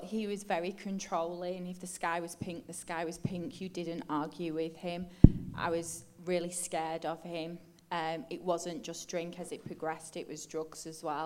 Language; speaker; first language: English; native; English